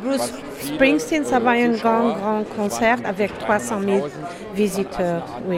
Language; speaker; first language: French; non-native, learner; German